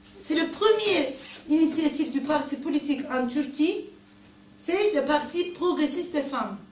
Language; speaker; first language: French; non-native, fluent; Turkish